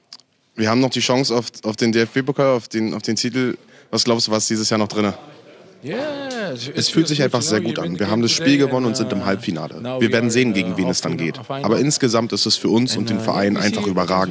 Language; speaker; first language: German; native; German